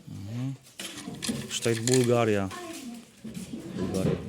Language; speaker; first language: German; non-native, learner; Polish